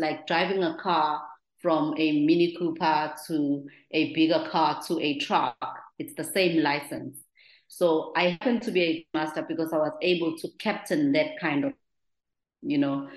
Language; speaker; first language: English; non-native, local second language; Zulu